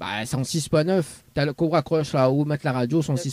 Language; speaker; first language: French; native; French